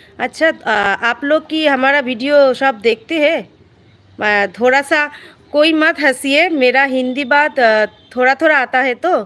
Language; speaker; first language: Hindi; non-native, local second language; Bangla